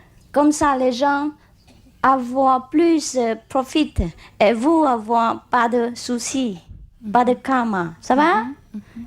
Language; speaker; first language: French; non-native, learner; Chinese